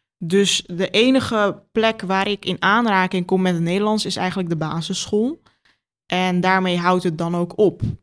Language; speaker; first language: Dutch; early bilingual, other home language; Turkish